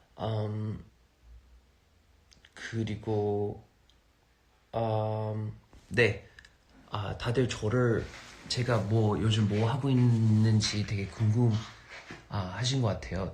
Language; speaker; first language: Korean; non-native, fluent; English